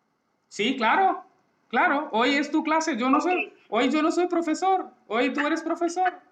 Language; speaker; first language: Spanish; non-native, learner; Hindi